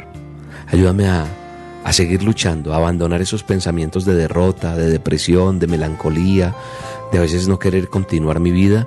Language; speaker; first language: Spanish; native; Spanish